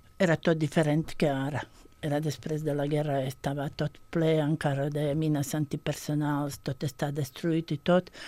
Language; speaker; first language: Catalan; non-native, fluent; Bosnian